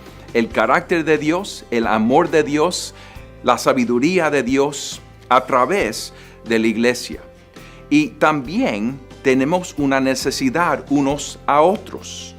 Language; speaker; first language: Spanish; non-native, fluent; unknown